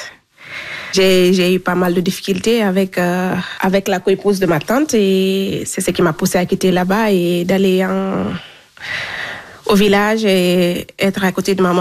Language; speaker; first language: French; non-native, local second language; Fula